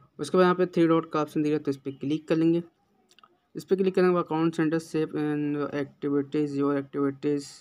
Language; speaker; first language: Hindi; native; Hindi